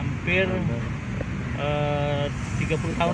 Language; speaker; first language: Indonesian; native; Indonesian